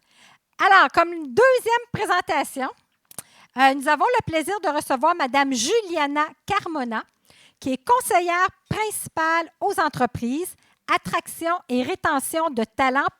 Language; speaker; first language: French; native; French